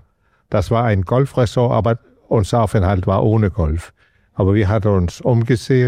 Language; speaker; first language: German; non-native, learner; Danish